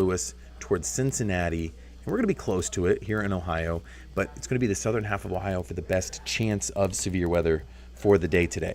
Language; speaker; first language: English; native; English